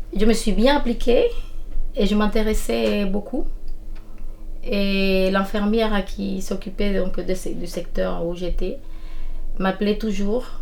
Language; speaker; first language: French; non-native, fluent; Spanish